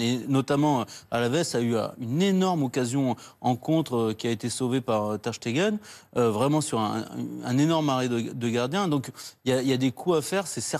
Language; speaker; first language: French; native; French